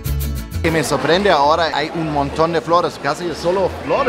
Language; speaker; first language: Spanish; non-native, fluent; German